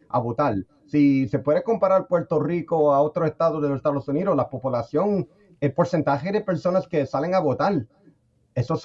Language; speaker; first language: Spanish; early bilingual, heritage; Spanish